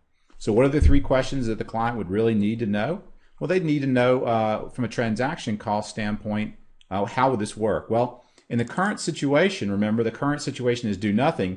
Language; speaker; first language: English; native; English